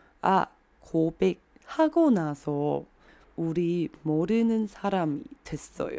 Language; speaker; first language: Korean; non-native, fluent; Chinese